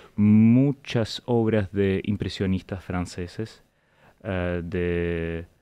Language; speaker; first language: Spanish; non-native, fluent; Russian